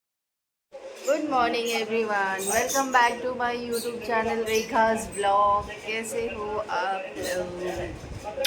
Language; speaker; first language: Hindi; native; Hindi